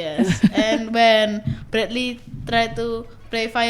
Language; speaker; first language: English; non-native, learner; Indonesian